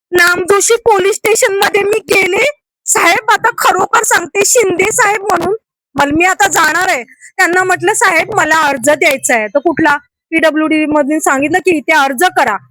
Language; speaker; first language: Marathi; native; Marathi